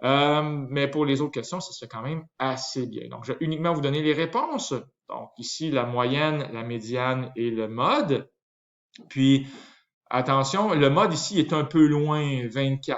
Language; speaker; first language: French; native; French